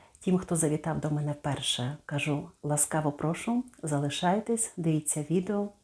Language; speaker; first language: Ukrainian; native; Ukrainian